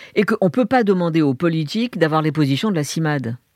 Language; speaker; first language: French; native; French